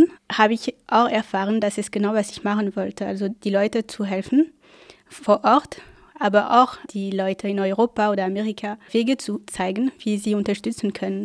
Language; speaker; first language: German; non-native, fluent; French